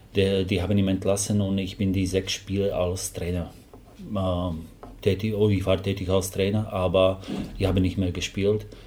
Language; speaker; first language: German; non-native, fluent; Slovak